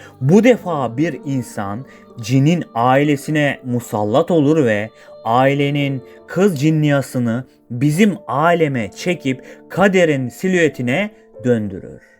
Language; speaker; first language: Turkish; native; Turkish